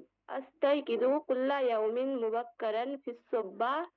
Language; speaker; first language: Arabic; non-native, learner; Bangla